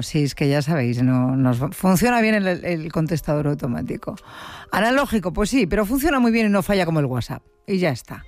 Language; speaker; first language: Spanish; native; Spanish